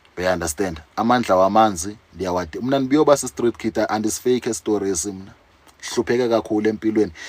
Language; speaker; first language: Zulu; non-native, local second language; Xhosa